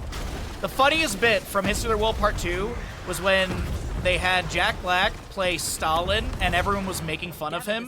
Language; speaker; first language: English; native; English